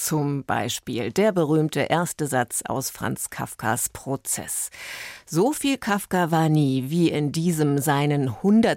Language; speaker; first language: German; native; German